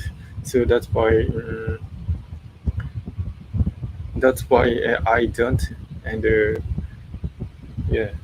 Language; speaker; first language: English; non-native, learner; Japanese